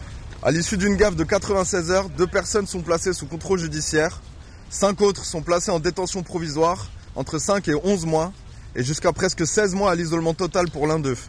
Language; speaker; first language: French; native; French